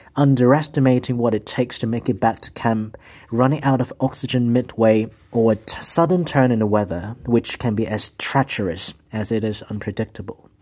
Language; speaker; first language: English; non-native, local second language; Cantonese